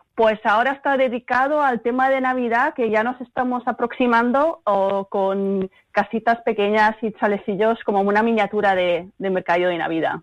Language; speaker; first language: Spanish; early bilingual, other home language; German